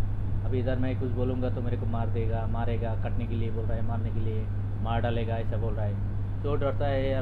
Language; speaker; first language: Hindi; non-native, learner; Bangla